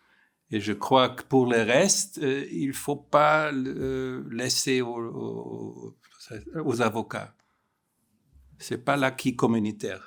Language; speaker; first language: French; non-native, fluent; German